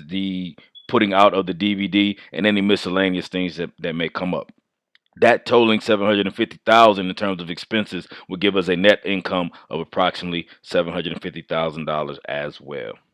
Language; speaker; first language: English; native; English